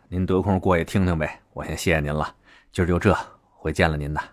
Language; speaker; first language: Chinese; native; Chinese